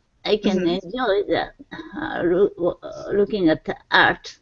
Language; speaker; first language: English; non-native, learner; Japanese